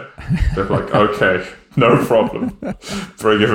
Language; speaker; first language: English; native; English